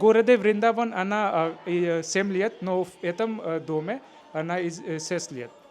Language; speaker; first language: Russian; non-native, learner; Hindi